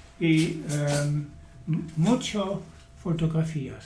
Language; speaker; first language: Spanish; non-native, learner; Dutch